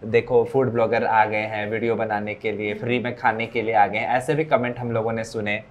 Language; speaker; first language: Hindi; native; Hindi